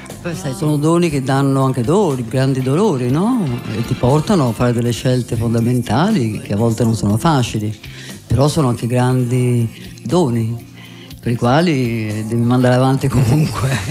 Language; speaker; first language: Italian; native; Italian